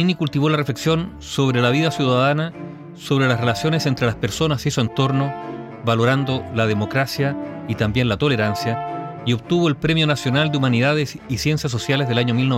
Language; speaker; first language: Spanish; native; Spanish